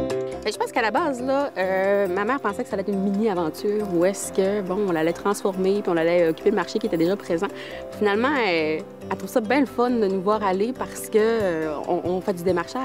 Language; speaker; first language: French; native; French